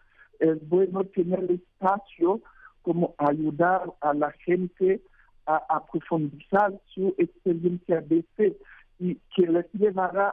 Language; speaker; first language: Spanish; non-native, fluent; Haitian Creole